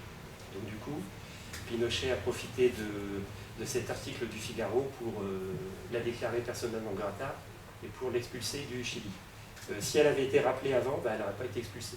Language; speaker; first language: French; native; French